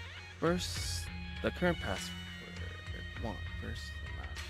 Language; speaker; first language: English; native; English